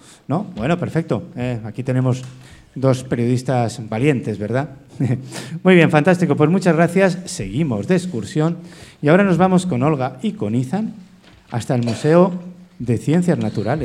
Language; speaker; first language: Spanish; native; Spanish